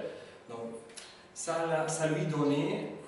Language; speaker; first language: French; non-native, learner; Spanish